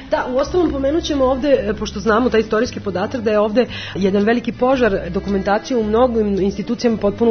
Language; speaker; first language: Serbian; native; Serbian